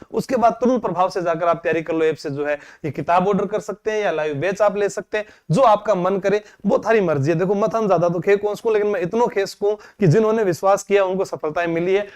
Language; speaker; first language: Hindi; native; Hindi